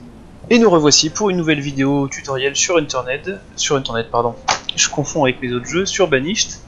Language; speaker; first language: French; native; French